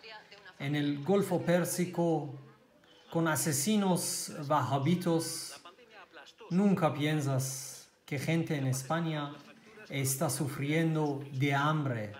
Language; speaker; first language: Spanish; non-native, learner; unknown